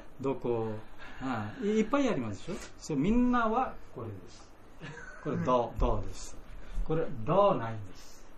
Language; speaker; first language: Japanese; non-native, learner; Bangla